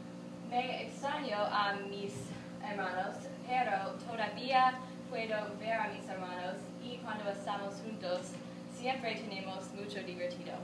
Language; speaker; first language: Spanish; non-native, learner; English